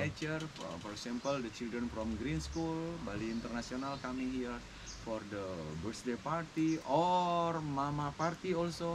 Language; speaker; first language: English; non-native, learner; Indonesian